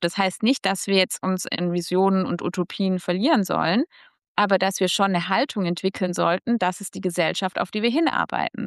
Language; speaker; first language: German; native; German